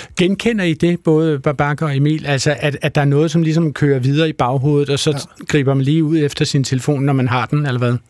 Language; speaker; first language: Danish; native; Danish